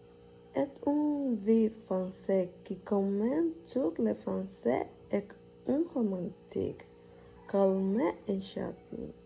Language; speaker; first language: French; non-native, learner; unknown